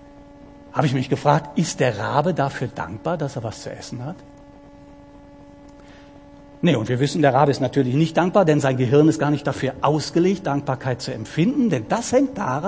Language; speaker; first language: German; native; German